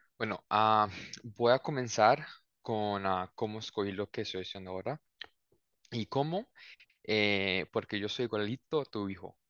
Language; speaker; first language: Spanish; early bilingual, heritage; Spanish